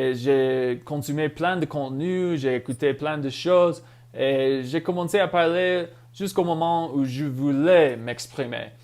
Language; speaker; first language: French; non-native, fluent; English